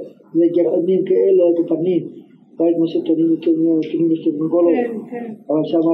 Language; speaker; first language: Hebrew; non-native, fluent; Arabic